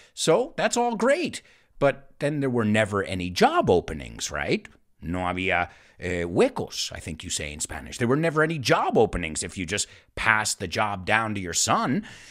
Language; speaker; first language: English; native; English